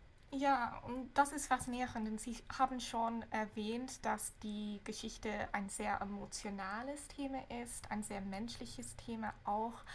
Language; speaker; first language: German; non-native, fluent; English